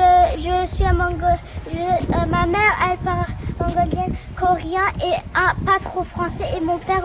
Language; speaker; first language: French; early bilingual, other home language; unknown